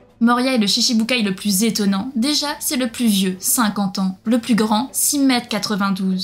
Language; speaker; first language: French; native; French